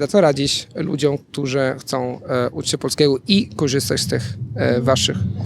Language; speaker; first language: Polish; non-native, fluent; Italian